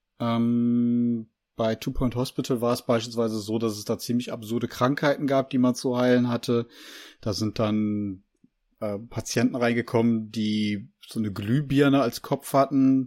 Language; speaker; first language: German; native; German